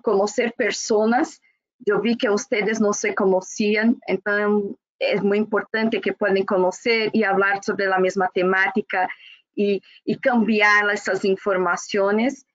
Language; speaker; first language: Spanish; non-native, fluent; Portuguese